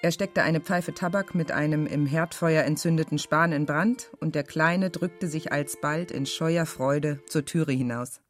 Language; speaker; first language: German; native; German